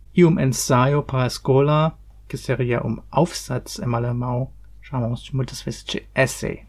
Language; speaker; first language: Portuguese; non-native, learner; German